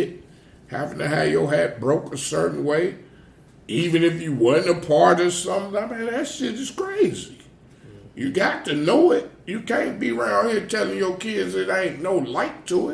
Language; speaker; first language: English; native; English